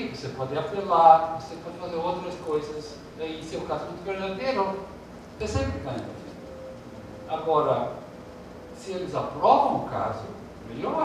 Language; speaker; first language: Portuguese; early bilingual, heritage; Portuguese